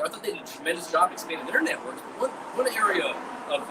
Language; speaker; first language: English; native; English